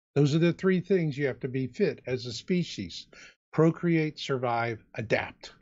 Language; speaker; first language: English; native; English